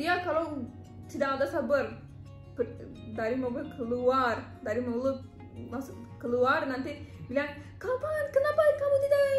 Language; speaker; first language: Indonesian; non-native, learner; Turkish